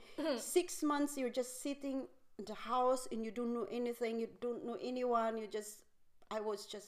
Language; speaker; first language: English; non-native, local second language; Filipino